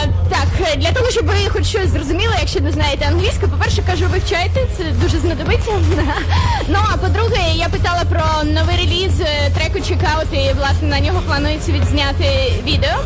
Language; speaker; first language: Ukrainian; native; Ukrainian